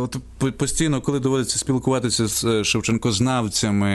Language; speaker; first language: Ukrainian; native; Ukrainian